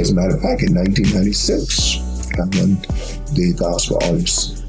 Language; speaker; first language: English; native; English